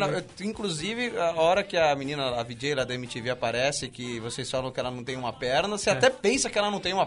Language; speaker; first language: Portuguese; native; Portuguese